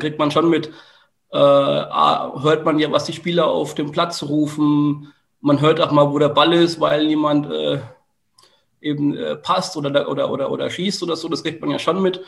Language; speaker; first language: German; native; German